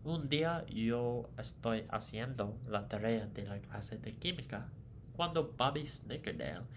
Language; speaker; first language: Spanish; non-native, learner; English